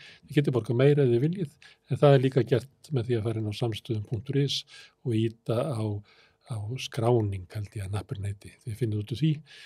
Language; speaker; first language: Icelandic; native; Icelandic